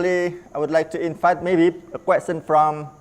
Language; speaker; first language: English; non-native, learner; Indonesian